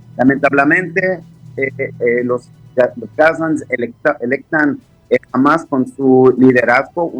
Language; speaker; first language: Spanish; non-native, fluent; Hebrew